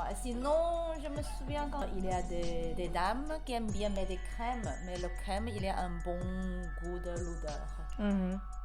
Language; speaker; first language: French; non-native, learner; Chinese